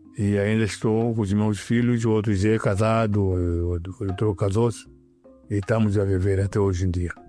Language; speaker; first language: Portuguese; non-native, local second language; Yao